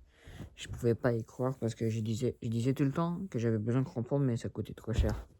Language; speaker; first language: French; early bilingual, other home language; Spanish